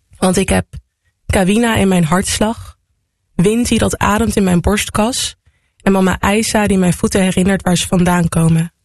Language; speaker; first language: Dutch; native; Dutch